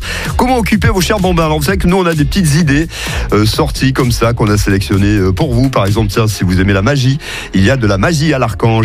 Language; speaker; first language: French; native; French